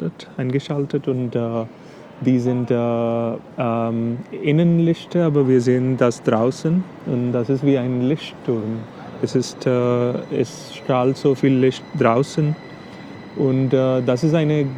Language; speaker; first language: German; non-native, fluent; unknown